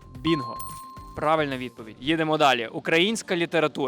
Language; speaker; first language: Ukrainian; native; Ukrainian